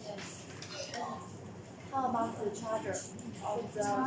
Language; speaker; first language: English; non-native, learner; Chinese